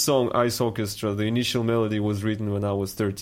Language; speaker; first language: English; non-native, fluent; Russian